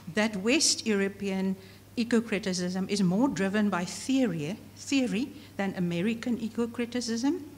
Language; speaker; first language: English; non-native, local second language; Afrikaans